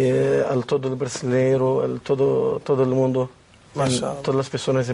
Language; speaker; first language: Spanish; non-native, learner; Portuguese